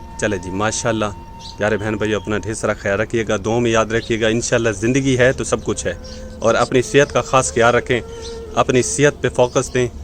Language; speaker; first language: Urdu; non-native, local second language; Punjabi